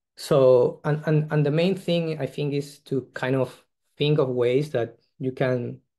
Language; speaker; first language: English; non-native, fluent; Spanish